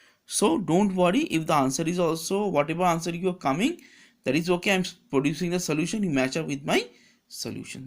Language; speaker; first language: English; non-native, local second language; Bangla